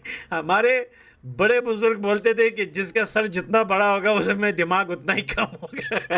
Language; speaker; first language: Hindi; native; Hindi